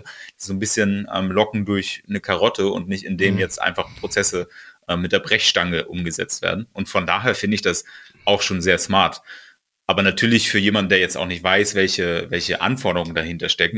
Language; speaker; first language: German; native; German